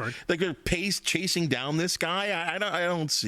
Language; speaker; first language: English; native; English